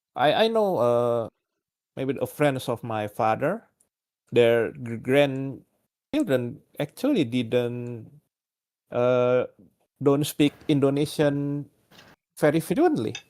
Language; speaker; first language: English; non-native, learner; Indonesian